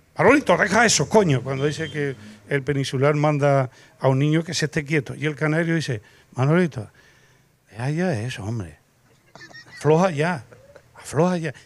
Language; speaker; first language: Spanish; native; Spanish